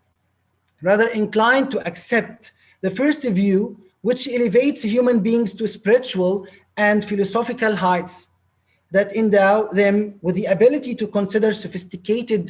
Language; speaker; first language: English; non-native, local second language; Arabic